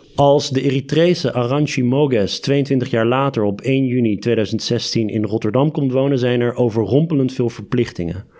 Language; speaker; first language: Dutch; native; Dutch